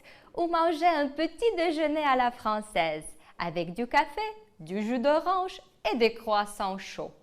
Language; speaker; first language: French; non-native, fluent; Ukrainian